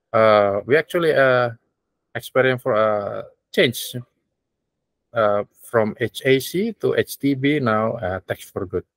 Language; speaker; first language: English; non-native, learner; Indonesian